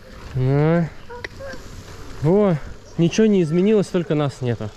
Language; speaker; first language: Russian; native; Russian